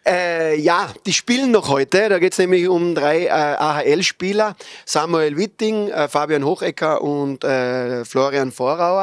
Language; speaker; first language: German; native; German